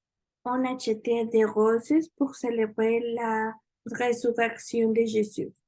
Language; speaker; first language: French; non-native, learner; Spanish